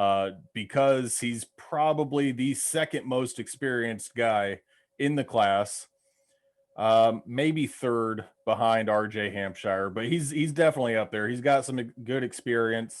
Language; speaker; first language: English; native; English